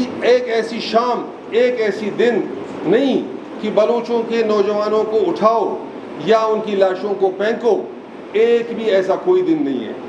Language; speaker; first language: Urdu; non-native, local second language; Baluchi